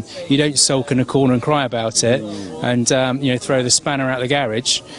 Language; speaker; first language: English; native; English